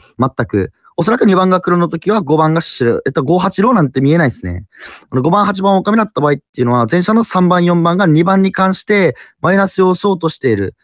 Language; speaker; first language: Japanese; native; Japanese